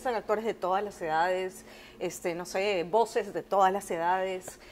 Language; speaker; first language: Spanish; native; Spanish